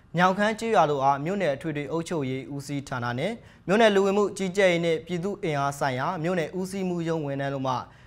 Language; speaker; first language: Burmese; native; Burmese